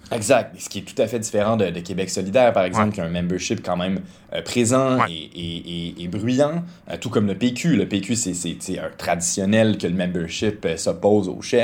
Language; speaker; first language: French; native; French